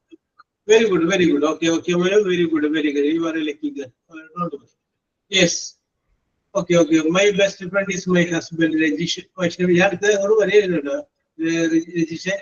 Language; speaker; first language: English; non-native, fluent; Malayalam